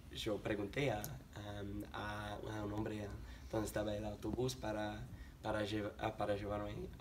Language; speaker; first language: Spanish; non-native, learner; English